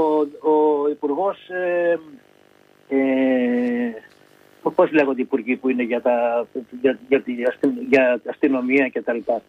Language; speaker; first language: Greek; native; Greek